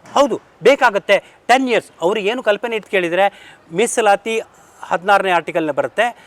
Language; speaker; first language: Kannada; native; Kannada